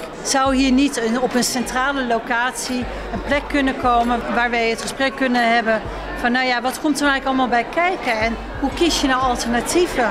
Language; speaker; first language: Dutch; native; Dutch